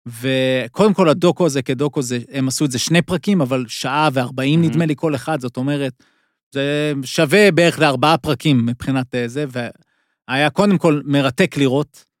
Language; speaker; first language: Hebrew; native; Hebrew